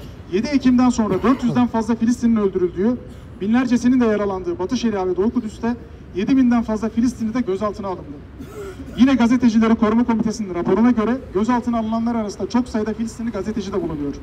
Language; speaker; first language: Turkish; native; Turkish